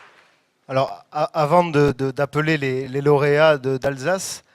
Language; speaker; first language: French; native; French